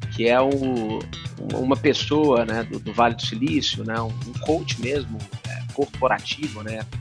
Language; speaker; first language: Portuguese; native; Portuguese